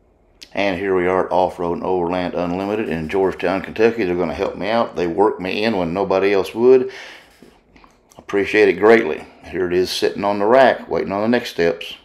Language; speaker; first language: English; native; English